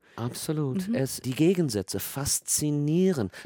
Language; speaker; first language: German; non-native, fluent; English